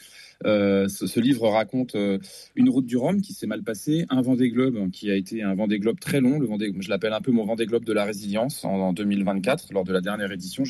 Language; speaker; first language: French; native; French